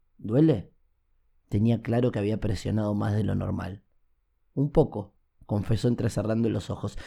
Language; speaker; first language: Spanish; native; Spanish